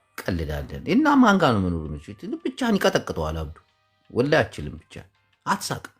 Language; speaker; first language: Amharic; non-native, local second language; Tigrinya